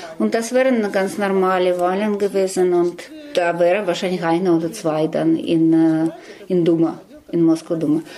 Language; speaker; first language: German; non-native, fluent; Russian